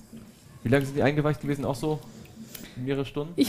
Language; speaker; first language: German; native; German